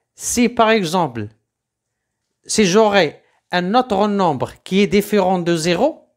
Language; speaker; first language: French; non-native, local second language; Arabic